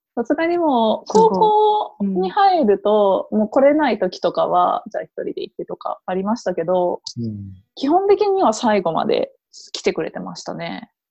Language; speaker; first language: Japanese; native; Japanese